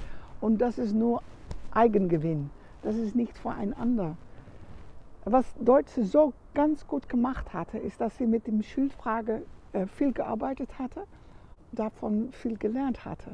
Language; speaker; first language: German; non-native, learner; Dutch